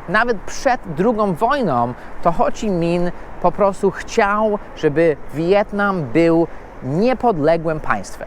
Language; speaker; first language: Polish; non-native, fluent; English